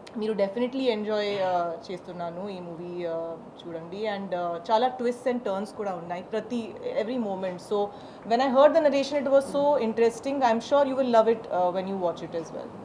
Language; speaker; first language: Telugu; non-native, learner; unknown